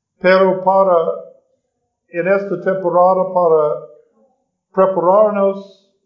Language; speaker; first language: Spanish; non-native, learner; English